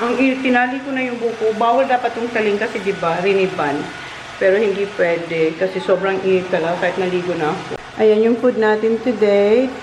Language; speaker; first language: Filipino; non-native, local second language; Bikol